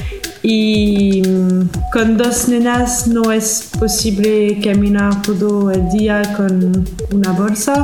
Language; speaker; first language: Spanish; non-native, learner; French